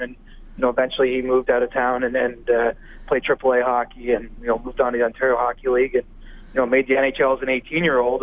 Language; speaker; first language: English; native; English